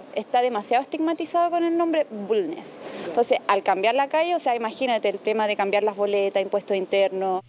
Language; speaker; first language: Spanish; native; Spanish